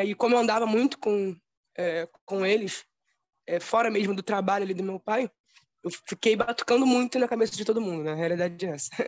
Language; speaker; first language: Portuguese; native; Portuguese